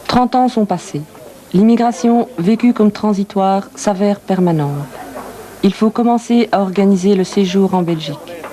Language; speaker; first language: French; native; French